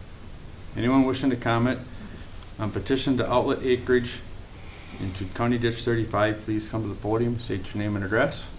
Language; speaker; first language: English; native; English